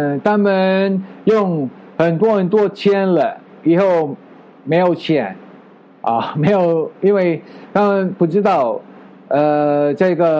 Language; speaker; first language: Chinese; non-native, fluent; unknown